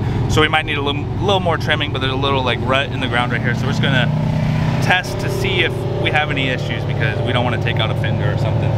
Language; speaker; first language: English; native; English